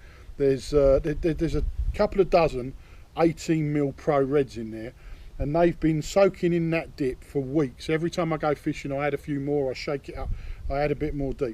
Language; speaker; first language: English; native; English